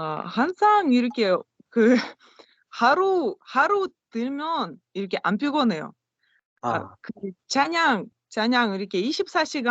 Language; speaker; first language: Korean; non-native, learner; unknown